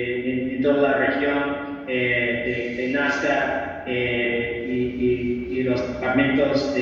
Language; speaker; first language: Spanish; non-native, fluent; English